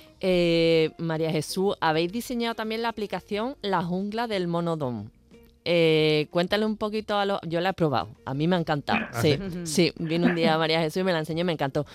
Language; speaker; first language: Spanish; native; Spanish